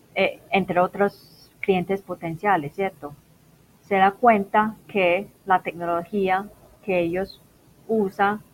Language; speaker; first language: Spanish; non-native, fluent; Cantonese